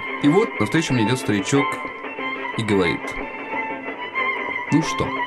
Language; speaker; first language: Russian; native; Russian